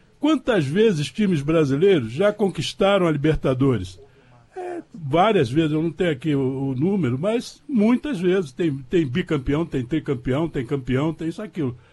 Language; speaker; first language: Portuguese; native; Portuguese